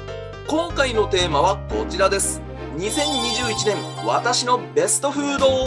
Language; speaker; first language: Japanese; native; Japanese